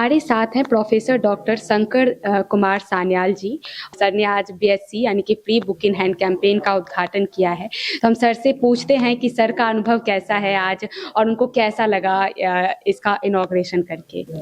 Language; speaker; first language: Hindi; native; Hindi